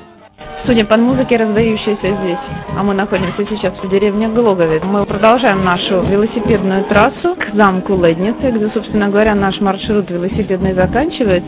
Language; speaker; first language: Russian; native; Russian